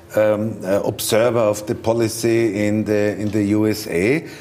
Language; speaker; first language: English; non-native, learner; German